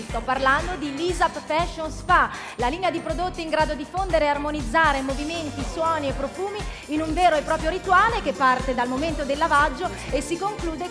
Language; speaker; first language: Italian; native; Italian